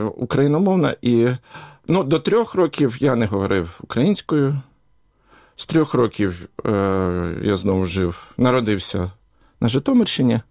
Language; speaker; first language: Ukrainian; native; Ukrainian